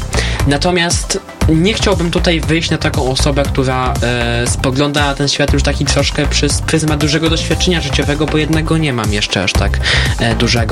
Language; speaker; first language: Polish; native; Polish